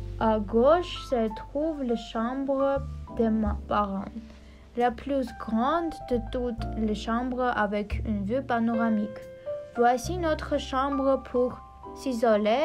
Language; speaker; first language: French; non-native, learner; Armenian